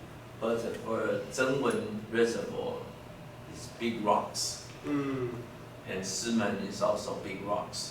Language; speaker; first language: English; non-native, fluent; Chinese